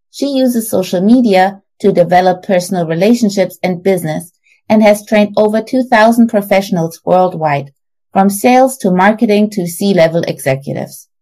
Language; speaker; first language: English; non-native, fluent; German